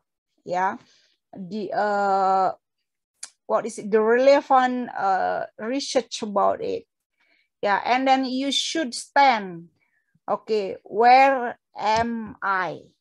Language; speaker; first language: English; non-native, fluent; Indonesian